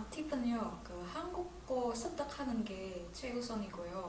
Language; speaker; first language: Korean; non-native, fluent; Indonesian